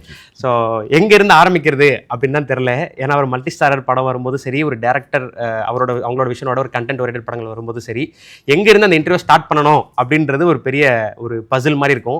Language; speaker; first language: Tamil; native; Tamil